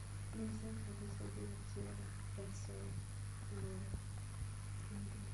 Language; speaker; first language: Italian; early bilingual, heritage; Italian